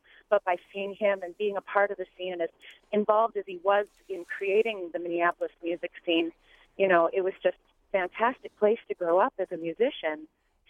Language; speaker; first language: English; native; English